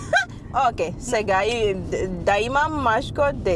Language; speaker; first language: Macedonian; non-native, learner; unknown